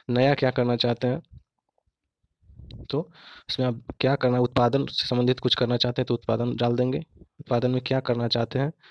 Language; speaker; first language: Hindi; native; Hindi